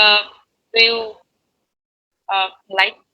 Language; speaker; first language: English; non-native, learner; Bangla